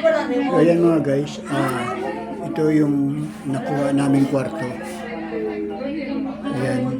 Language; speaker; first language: Filipino; native; Filipino